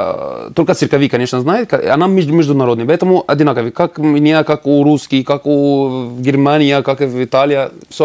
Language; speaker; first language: Russian; non-native, learner; Arabic